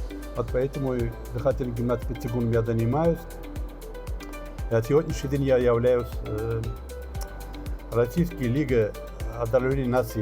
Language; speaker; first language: Russian; non-native, local second language; Tatar